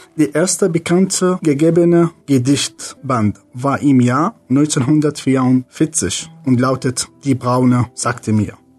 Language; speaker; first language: German; non-native, fluent; Arabic